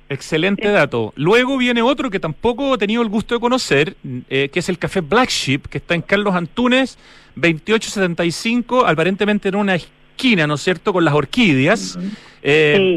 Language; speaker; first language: Spanish; native; Spanish